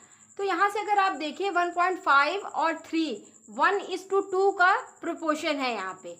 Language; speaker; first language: Hindi; native; Hindi